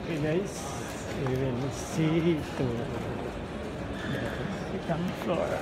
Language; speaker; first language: English; non-native, local second language; Filipino